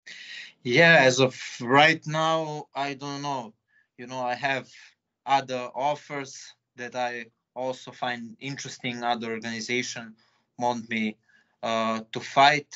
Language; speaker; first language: English; non-native, fluent; Serbian